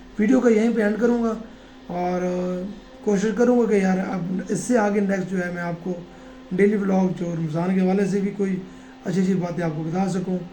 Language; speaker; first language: Urdu; native; Urdu